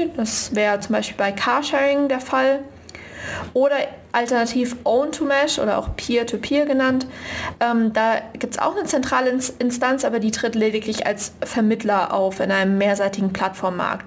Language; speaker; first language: German; native; German